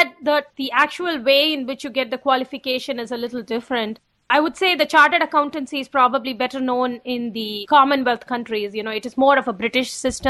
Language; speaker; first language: English; non-native, local second language; Tamil